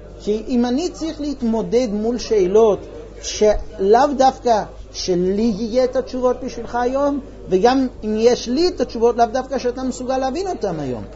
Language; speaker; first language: Hebrew; non-native, fluent; English